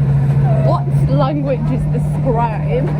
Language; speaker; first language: English; native; English